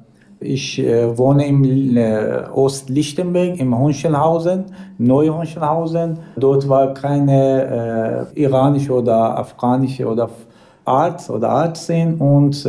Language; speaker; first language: German; non-native, learner; Persian